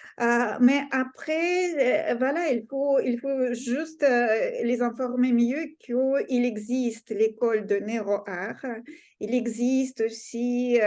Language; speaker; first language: French; non-native, fluent; Russian